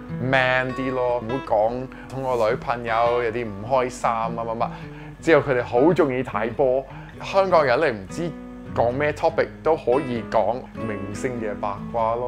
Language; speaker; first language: Chinese; non-native, fluent; English